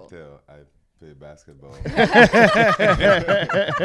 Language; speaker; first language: English; non-native, fluent; French